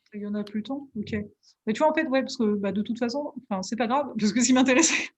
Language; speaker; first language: French; native; French